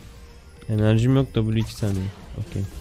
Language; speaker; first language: Turkish; native; Turkish